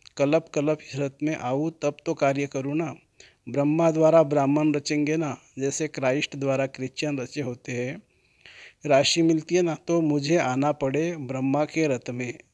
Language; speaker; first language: Hindi; native; Hindi